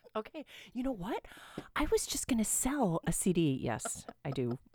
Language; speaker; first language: English; native; English